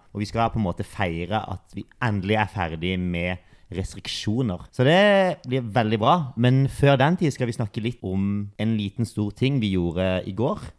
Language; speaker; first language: Norwegian; native; Norwegian